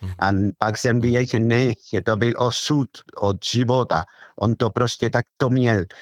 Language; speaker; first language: Czech; non-native, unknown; Spanish